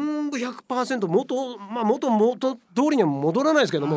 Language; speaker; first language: Japanese; native; Japanese